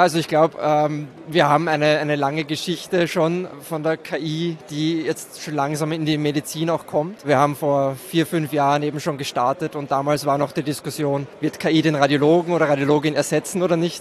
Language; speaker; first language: German; native; German